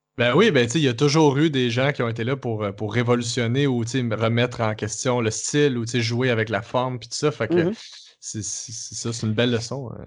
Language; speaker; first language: French; native; French